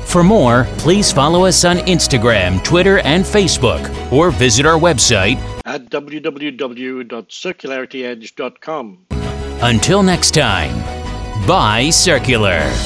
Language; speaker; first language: English; non-native, learner; Spanish